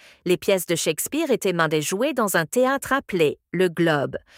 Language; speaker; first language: French; native; French